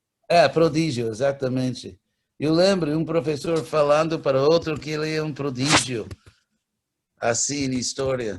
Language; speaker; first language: Portuguese; non-native, fluent; English